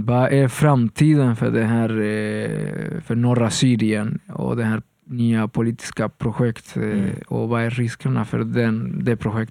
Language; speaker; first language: Swedish; non-native, fluent; Spanish